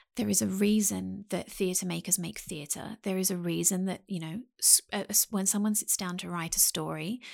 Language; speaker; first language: English; native; English